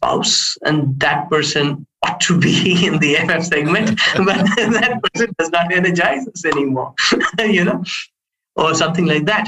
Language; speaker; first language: English; non-native, local second language; Hindi